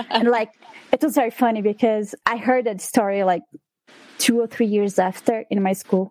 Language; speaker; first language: English; non-native, fluent; Portuguese